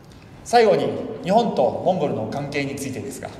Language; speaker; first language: Japanese; native; Japanese